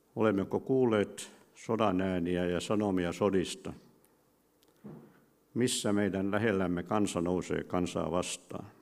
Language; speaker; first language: Finnish; native; Finnish